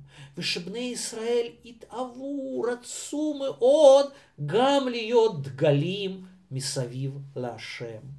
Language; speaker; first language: Hebrew; non-native, fluent; Russian